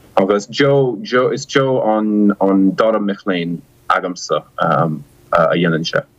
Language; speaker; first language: Irish; non-native, fluent; English